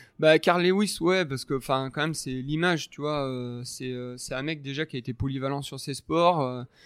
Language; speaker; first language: French; native; French